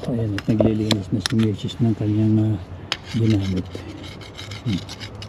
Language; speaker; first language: Filipino; native; Filipino